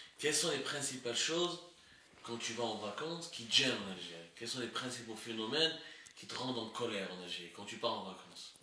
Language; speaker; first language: French; non-native, local second language; Arabic